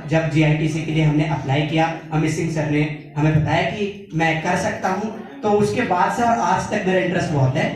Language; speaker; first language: Hindi; native; Hindi